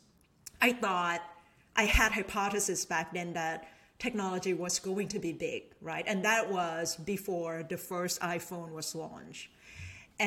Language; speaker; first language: English; non-native, fluent; Thai